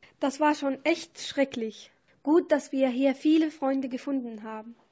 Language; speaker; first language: German; non-native, learner; Arabic